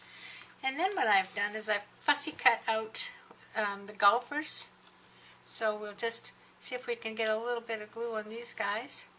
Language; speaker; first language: English; native; English